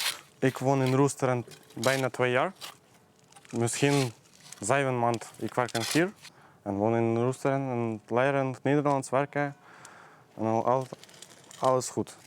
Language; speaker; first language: Dutch; non-native, learner; Ukrainian